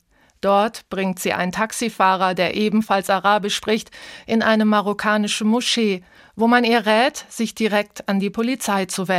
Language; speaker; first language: German; native; German